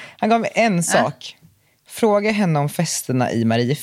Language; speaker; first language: Swedish; native; Swedish